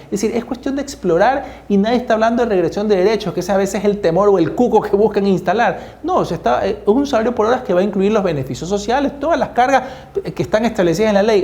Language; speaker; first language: Spanish; native; Spanish